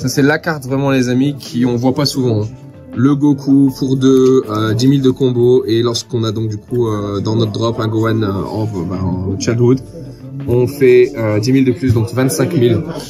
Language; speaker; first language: French; native; French